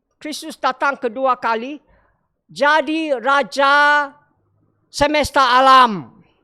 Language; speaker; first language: Malay; non-native, local second language; Chinese